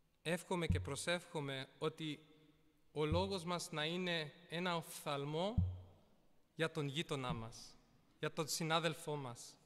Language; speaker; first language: Greek; early bilingual, heritage; Greek